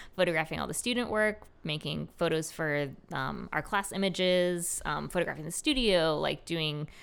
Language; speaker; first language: English; native; English